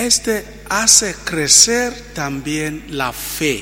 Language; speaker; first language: Spanish; non-native, fluent; Italian